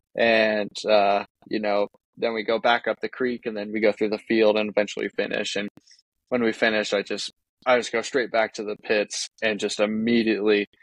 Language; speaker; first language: English; native; English